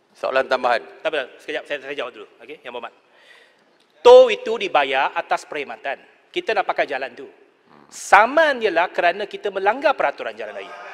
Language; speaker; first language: Malay; native; Malay